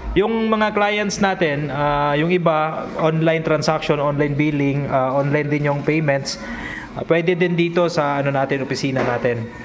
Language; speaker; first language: Filipino; non-native, local second language; Cebuano